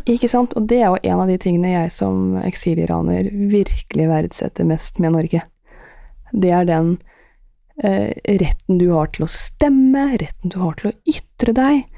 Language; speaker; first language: Norwegian; early bilingual, other home language; Persian